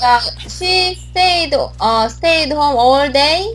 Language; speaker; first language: English; non-native, learner; Korean